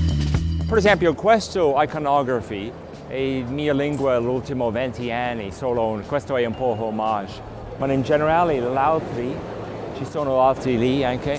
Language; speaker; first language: Italian; non-native, learner; English